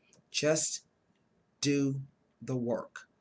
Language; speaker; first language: English; native; English